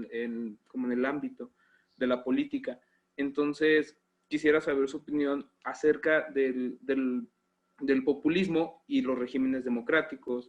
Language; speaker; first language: Spanish; native; Spanish